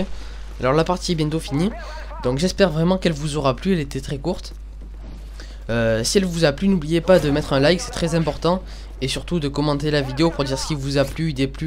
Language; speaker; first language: French; native; French